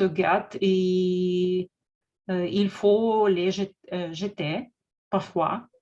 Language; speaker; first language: French; non-native, learner; Russian